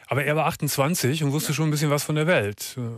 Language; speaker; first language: German; native; German